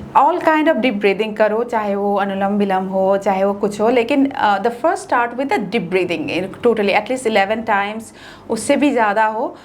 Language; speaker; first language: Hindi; non-native, local second language; Bangla